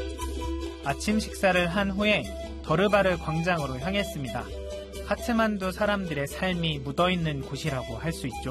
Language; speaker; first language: Korean; native; Korean